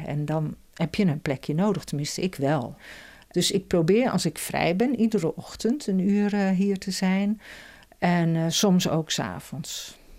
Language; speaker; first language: Dutch; native; Dutch